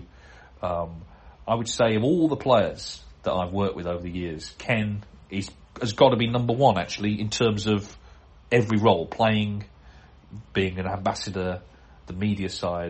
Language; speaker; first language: English; native; English